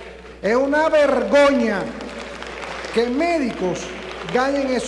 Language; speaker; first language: Portuguese; non-native, fluent; Spanish